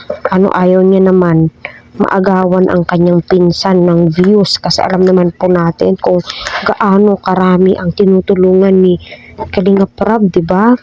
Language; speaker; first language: Filipino; native; Filipino